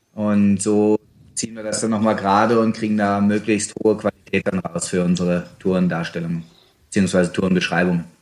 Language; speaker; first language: German; native; German